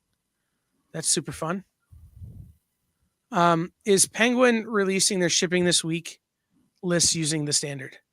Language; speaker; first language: English; native; English